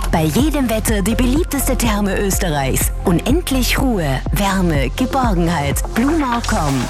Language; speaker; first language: German; native; German